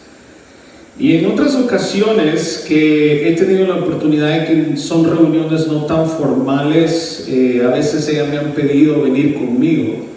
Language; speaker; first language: Spanish; early bilingual, heritage; Spanish